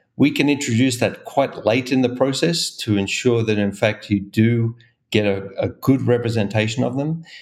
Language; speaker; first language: English; native; English